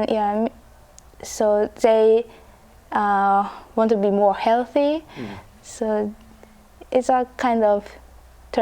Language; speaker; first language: English; non-native, learner; Japanese